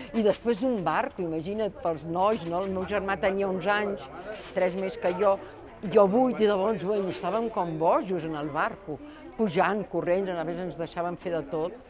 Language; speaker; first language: Catalan; native; Catalan